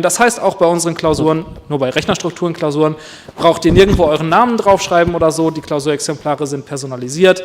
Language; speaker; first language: German; native; German